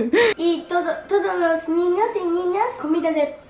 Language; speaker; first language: Spanish; non-native, learner; Japanese